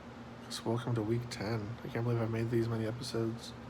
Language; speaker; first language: English; native; English